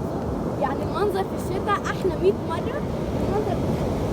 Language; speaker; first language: Arabic; native; Arabic